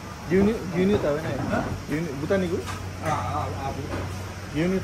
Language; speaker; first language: Japanese; non-native, learner; Nepali